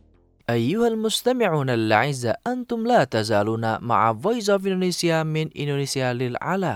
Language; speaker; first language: Arabic; non-native, fluent; Indonesian